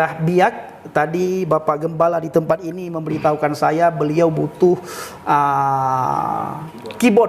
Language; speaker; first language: Malay; native; Malay